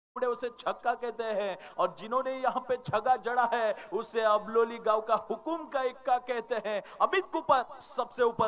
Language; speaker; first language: Hindi; non-native, local second language; Marathi